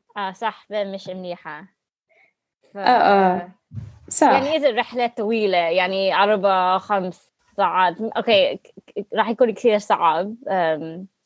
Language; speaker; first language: Arabic; non-native, learner; English